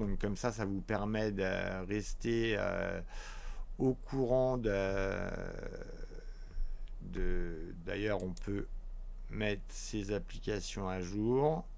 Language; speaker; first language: French; native; French